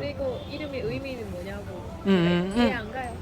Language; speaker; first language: Korean; non-native, learner; Vietnamese